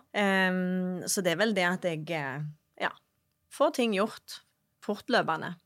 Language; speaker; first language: Norwegian; native; Norwegian